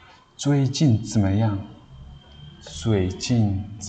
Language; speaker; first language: Chinese; non-native, learner; Mongolian